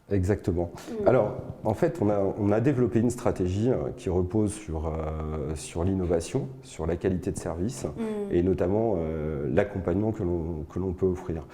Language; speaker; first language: French; native; French